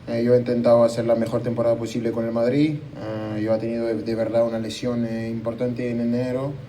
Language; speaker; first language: Spanish; non-native, fluent; French